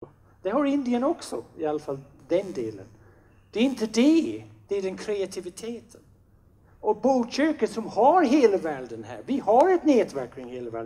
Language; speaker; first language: Swedish; non-native, fluent; English